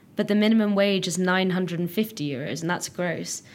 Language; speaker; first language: English; native; English